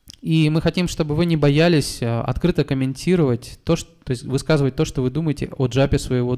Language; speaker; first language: Russian; native; Russian